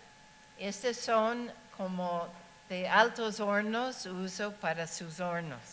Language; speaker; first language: Spanish; non-native, fluent; English